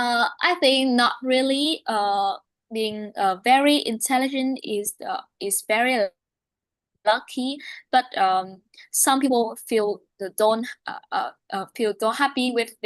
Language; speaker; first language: English; non-native, learner; Vietnamese